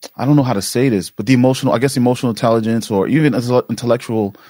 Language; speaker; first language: English; native; English